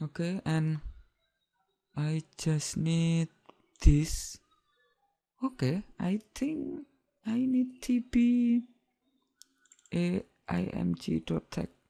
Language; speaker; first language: English; non-native, learner; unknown